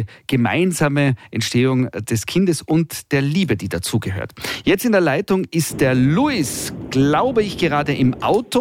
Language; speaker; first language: German; native; German